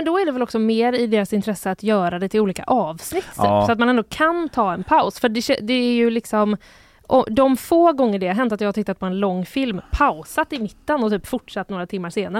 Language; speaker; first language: Swedish; native; Swedish